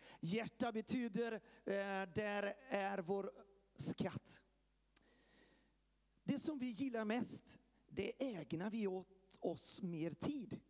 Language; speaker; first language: Swedish; early bilingual, heritage; Swedish